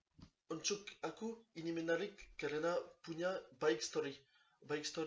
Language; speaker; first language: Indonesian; non-native, learner; French